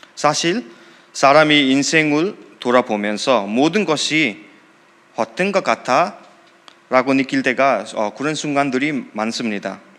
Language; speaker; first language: Korean; non-native, fluent; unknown